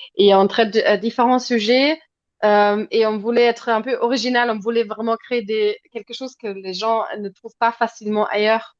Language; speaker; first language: French; non-native, fluent; German